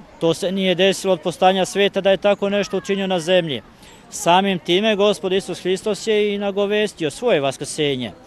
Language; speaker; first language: Serbian; native; Serbian